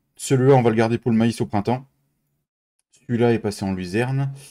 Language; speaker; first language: French; native; French